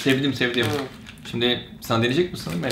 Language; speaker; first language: Turkish; non-native, fluent; Portuguese